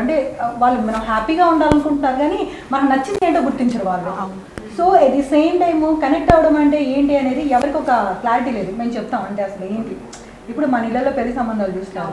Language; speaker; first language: Telugu; native; Telugu